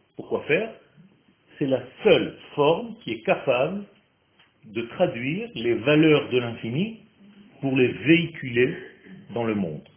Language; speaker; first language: French; non-native, fluent; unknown